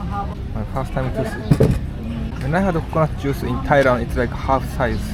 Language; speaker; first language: English; non-native, fluent; Japanese